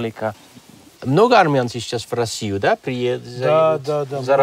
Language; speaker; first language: Russian; non-native, fluent; Dutch